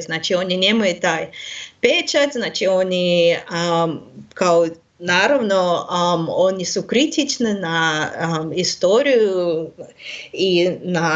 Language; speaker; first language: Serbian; non-native, learner; Russian